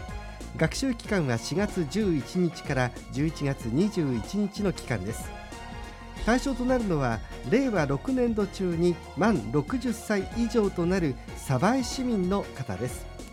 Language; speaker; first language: Japanese; native; Japanese